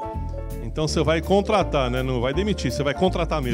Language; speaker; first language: Portuguese; native; Portuguese